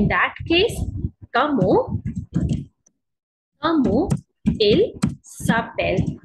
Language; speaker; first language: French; non-native, learner; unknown